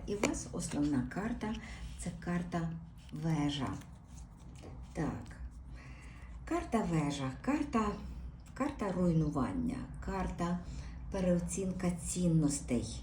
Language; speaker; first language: Ukrainian; native; Ukrainian